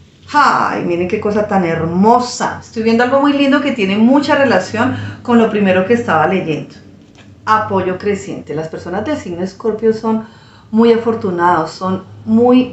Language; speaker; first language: Spanish; native; Spanish